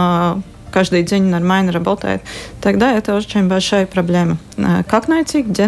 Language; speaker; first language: Russian; non-native, local second language; Latvian